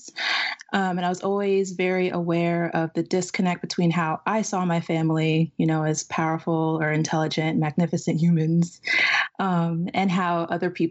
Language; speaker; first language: English; native; English